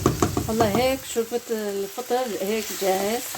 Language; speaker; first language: Arabic; native; Arabic